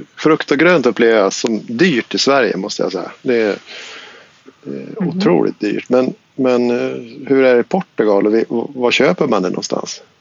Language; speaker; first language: Swedish; native; Swedish